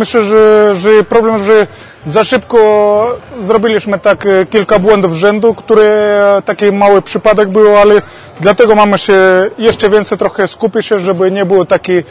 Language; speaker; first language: Polish; non-native, fluent; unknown